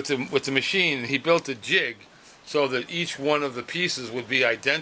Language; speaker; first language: English; native; English